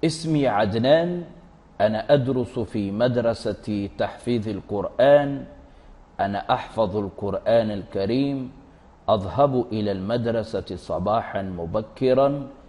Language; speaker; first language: Arabic; non-native, fluent; Urdu